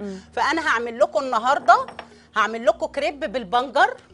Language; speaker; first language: Arabic; native; Arabic